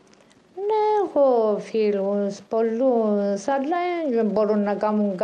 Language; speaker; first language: Greek; non-native, local second language; Turkish